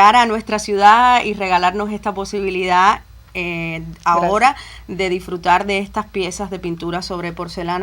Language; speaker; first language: Spanish; native; Spanish